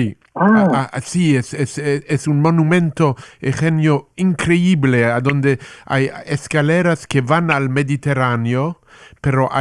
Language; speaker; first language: Spanish; non-native, learner; English